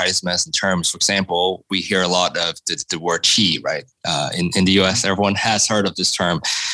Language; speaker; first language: English; non-native, local second language; Cantonese